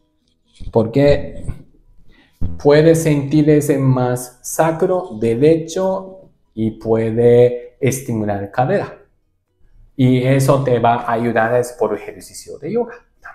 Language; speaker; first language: Spanish; non-native, learner; Japanese